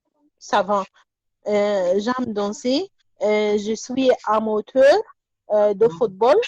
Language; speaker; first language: French; non-native, learner; Arabic